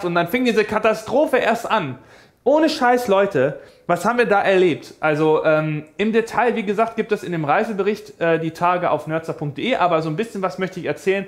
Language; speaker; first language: German; native; German